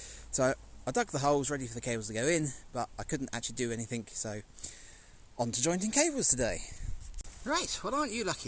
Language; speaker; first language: English; native; English